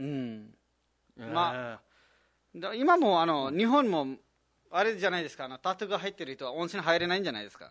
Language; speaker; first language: Japanese; non-native, fluent; Nepali